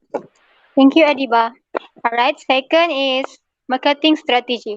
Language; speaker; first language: English; non-native, local second language; Malay